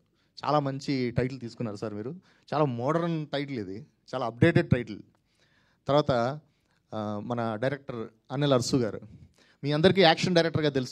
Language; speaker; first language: Telugu; non-native, fluent; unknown